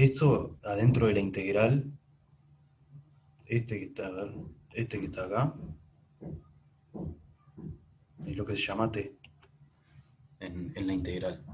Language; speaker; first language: Spanish; native; Spanish